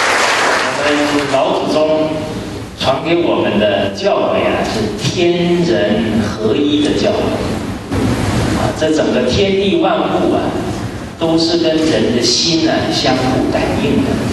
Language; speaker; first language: Chinese; native; Chinese